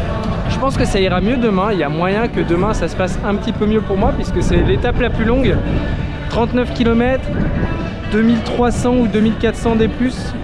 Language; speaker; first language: French; native; French